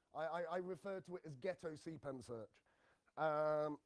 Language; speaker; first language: English; native; English